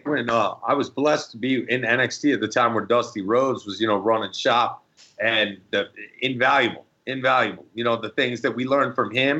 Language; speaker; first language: English; native; English